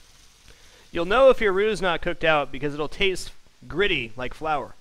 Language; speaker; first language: English; native; English